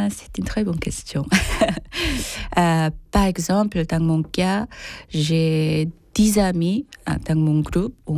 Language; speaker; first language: French; non-native, fluent; Korean